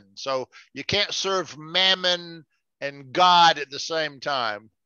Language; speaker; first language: English; native; English